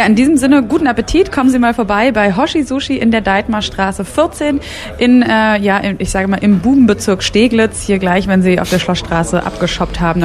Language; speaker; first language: German; native; German